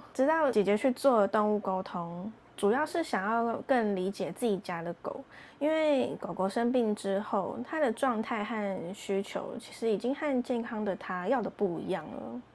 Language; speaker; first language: Chinese; native; Chinese